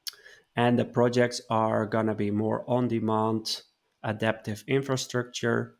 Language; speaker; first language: English; non-native, fluent; Dutch